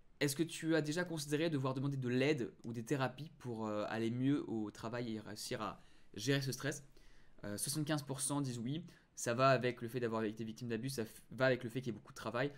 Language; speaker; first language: French; native; French